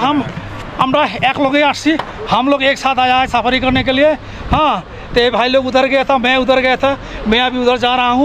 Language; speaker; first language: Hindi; non-native, local second language; Bangla